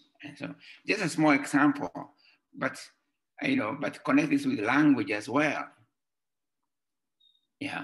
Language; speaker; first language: English; non-native, local second language; Kikuyu